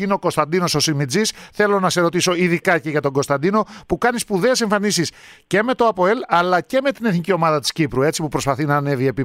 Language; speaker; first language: Greek; native; Greek